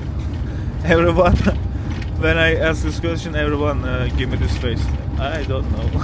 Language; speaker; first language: English; non-native, learner; Turkish